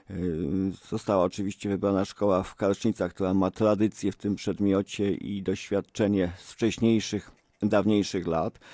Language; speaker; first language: Polish; native; Polish